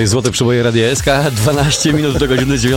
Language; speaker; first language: Polish; native; Polish